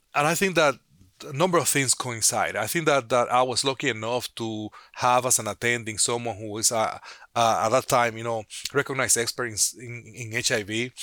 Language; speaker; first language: English; non-native, fluent; Spanish